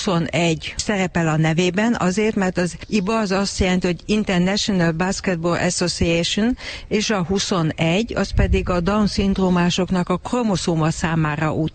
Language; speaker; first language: Hungarian; native; Hungarian